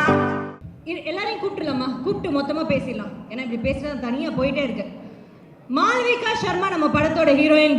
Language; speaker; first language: Tamil; native; Tamil